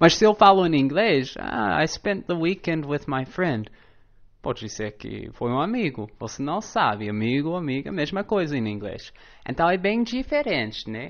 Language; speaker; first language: Portuguese; non-native, fluent; English